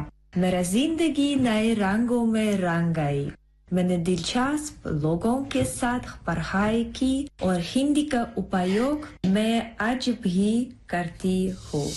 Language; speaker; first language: Hindi; non-native, fluent; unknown